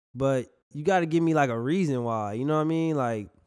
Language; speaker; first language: English; native; English